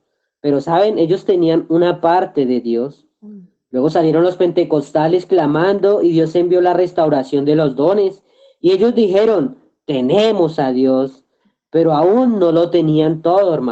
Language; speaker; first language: Spanish; native; Spanish